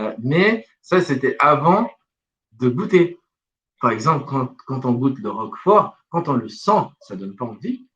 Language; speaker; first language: French; non-native, local second language; Wolof